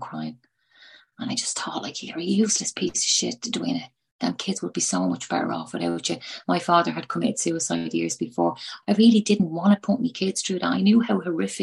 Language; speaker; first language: English; native; English